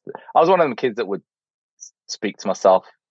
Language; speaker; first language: English; native; English